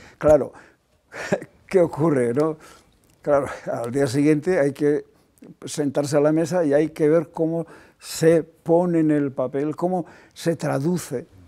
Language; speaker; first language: Spanish; non-native, local second language; Basque